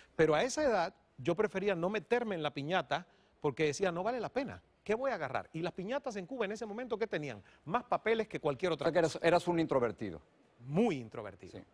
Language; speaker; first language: Spanish; native; Spanish